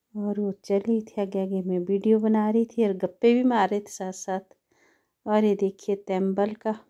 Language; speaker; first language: Hindi; native; Hindi